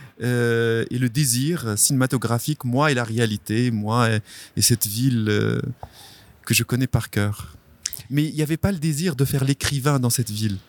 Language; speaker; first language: French; non-native, local second language; Arabic